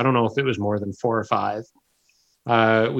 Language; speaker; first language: English; native; English